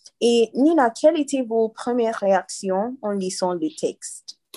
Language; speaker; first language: French; non-native, learner; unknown